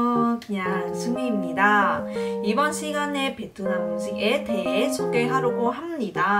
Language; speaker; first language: Korean; non-native, local second language; Vietnamese